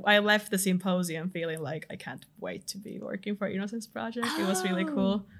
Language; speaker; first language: English; non-native, fluent; Finnish